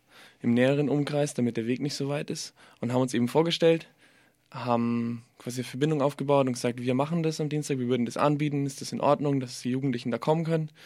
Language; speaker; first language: German; native; German